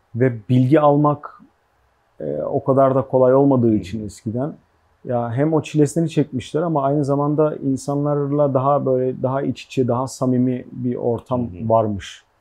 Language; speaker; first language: Turkish; early bilingual, heritage; Turkish